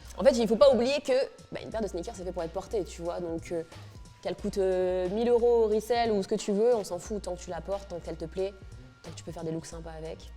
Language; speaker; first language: French; native; French